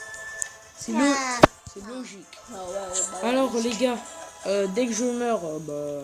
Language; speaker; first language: French; native; French